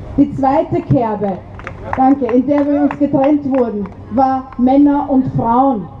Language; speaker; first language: German; early bilingual, other home language; Arabic